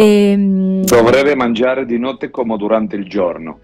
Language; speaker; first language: Italian; non-native, fluent; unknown